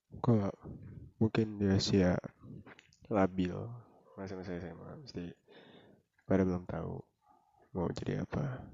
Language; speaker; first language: Indonesian; native; Indonesian